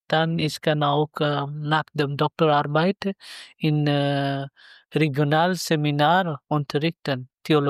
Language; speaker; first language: German; non-native, learner; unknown